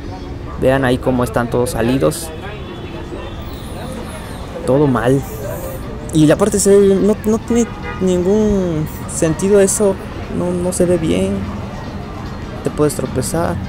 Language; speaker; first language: Spanish; native; Spanish